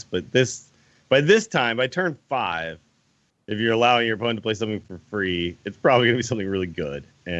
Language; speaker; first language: English; native; English